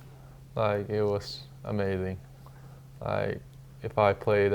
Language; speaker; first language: English; non-native, learner; Chinese